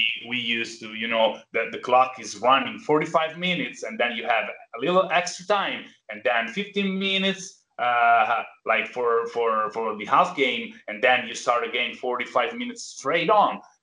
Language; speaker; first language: English; non-native, fluent; Italian